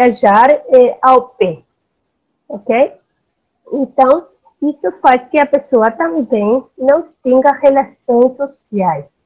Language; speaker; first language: Portuguese; non-native, learner; Spanish